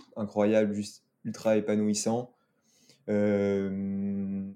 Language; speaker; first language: French; native; French